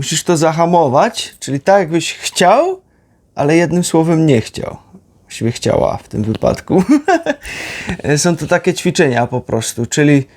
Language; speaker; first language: Polish; native; Polish